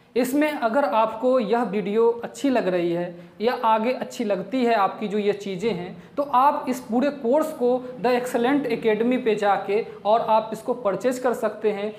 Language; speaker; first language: Hindi; non-native, local second language; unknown